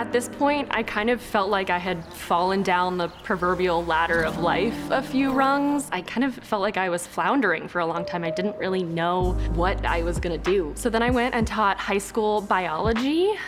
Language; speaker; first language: English; native; English